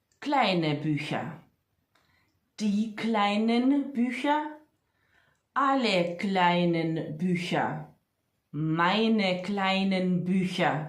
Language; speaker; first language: German; non-native, fluent; Ukrainian